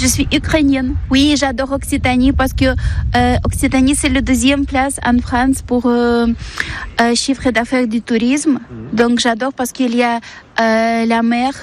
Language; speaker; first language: French; non-native, learner; Ukrainian